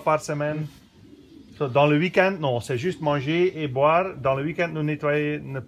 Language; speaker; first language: French; non-native, learner; Dutch